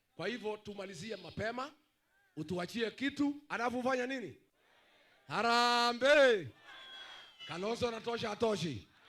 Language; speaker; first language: Swahili; non-native, local second language; Kikuyu